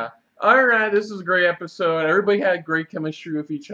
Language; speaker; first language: English; native; English